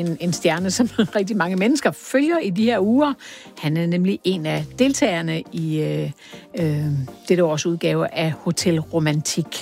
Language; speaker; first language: Danish; native; Danish